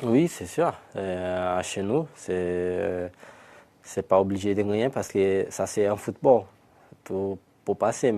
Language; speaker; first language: French; non-native, learner; Portuguese